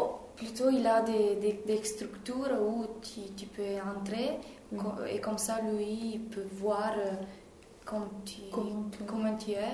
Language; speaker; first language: French; non-native, fluent; Italian